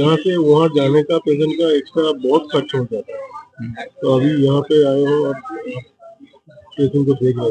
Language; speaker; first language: Hindi; non-native, local second language; Bangla